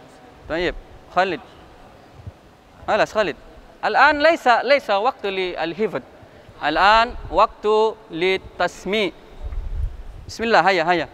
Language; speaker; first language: Arabic; non-native, fluent; Indonesian